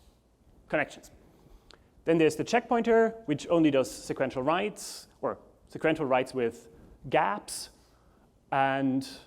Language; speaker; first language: English; non-native, fluent; German